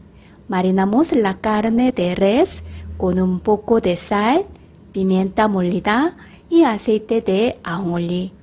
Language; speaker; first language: Spanish; non-native, fluent; Korean